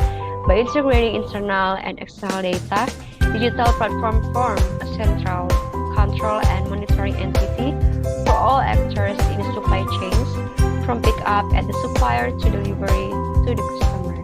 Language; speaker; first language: English; non-native, learner; Indonesian